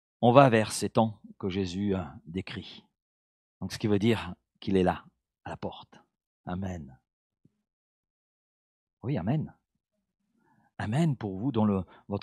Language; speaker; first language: French; native; French